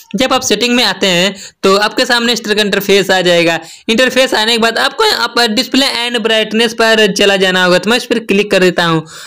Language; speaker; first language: Hindi; native; Hindi